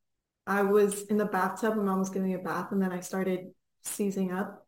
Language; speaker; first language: English; native; English